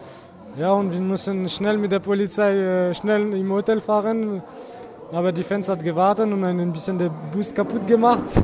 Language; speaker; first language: German; non-native, learner; French